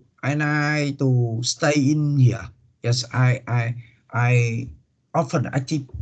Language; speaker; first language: English; non-native, learner; Vietnamese